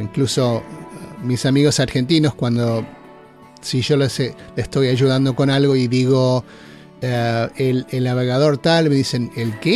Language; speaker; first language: Spanish; native; Spanish